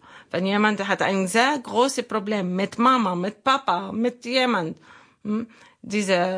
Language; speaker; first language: German; non-native, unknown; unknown